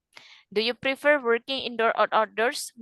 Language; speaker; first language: English; non-native, fluent; Indonesian